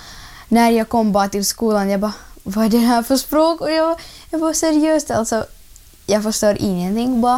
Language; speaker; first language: Swedish; non-native, learner; Ukrainian